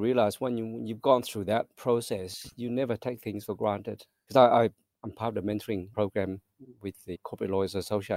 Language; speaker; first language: English; early bilingual, other home language; Vietnamese